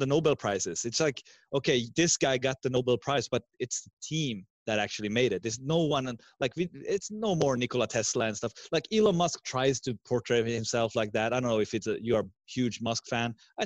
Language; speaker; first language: English; non-native, fluent; Swedish